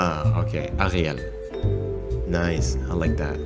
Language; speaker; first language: English; non-native, fluent; Indonesian